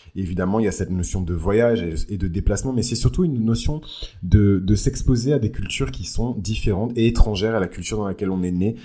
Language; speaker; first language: French; early bilingual, other home language; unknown